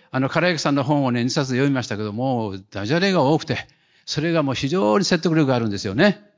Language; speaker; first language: Japanese; native; Japanese